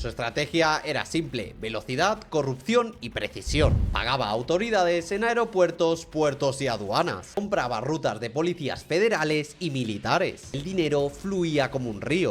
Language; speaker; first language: Spanish; native; Spanish